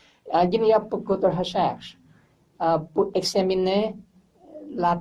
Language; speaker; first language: French; non-native, learner; English